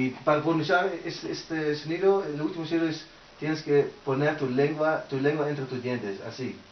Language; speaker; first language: Spanish; early bilingual, heritage; Spanish